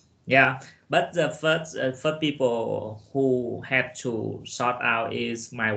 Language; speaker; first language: English; non-native, learner; Vietnamese